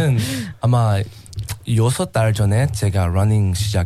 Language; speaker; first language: Korean; non-native, learner; English